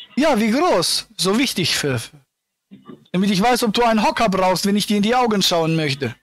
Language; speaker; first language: German; native; German